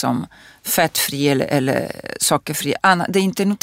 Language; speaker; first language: Swedish; non-native, fluent; Italian